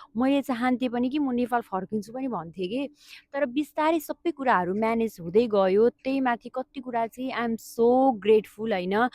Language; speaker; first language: Nepali; native; Nepali